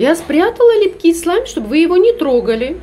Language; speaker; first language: Russian; native; Russian